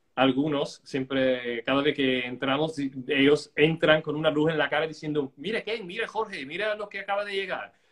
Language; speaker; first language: Spanish; non-native, fluent; English